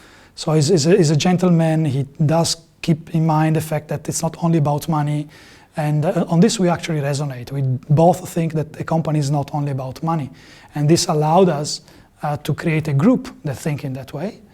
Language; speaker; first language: English; non-native, fluent; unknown